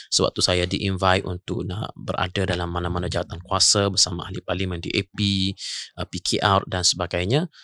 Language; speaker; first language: Malay; native; Malay